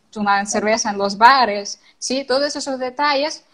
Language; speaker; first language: Spanish; non-native, fluent; Ukrainian